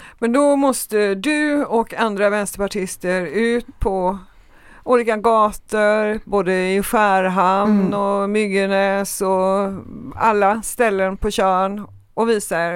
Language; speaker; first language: Swedish; native; Swedish